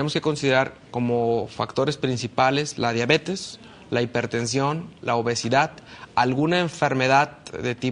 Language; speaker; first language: Spanish; native; Spanish